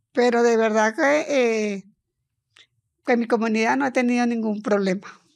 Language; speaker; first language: Spanish; native; Spanish